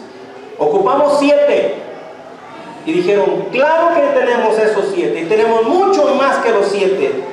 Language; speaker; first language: Spanish; native; Spanish